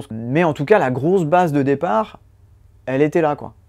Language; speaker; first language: French; native; French